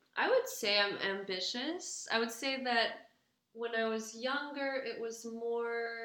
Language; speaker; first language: English; native; English